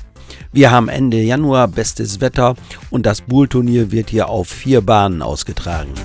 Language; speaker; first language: German; native; German